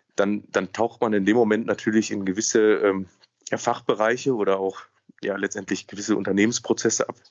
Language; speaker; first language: German; native; German